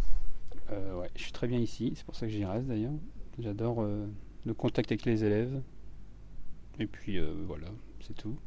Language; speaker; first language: French; native; French